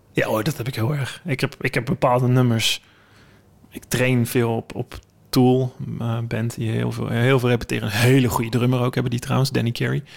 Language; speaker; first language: Dutch; native; Dutch